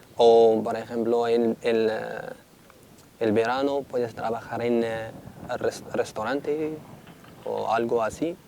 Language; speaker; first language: Spanish; non-native, learner; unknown